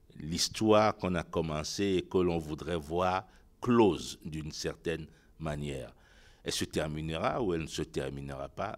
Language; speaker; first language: French; non-native, local second language; Ewe